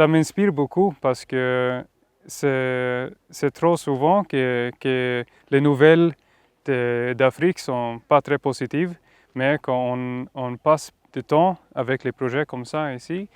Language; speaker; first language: French; non-native, fluent; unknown